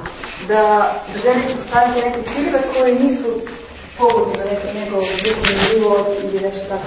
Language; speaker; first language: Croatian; non-native, learner; Slovenian